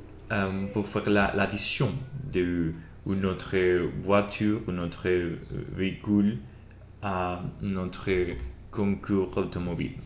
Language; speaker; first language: French; non-native, learner; Spanish